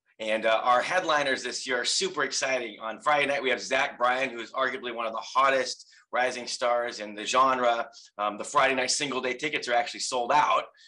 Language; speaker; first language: English; native; English